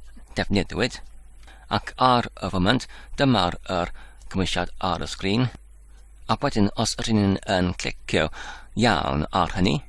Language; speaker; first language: Welsh; non-native, learner; Polish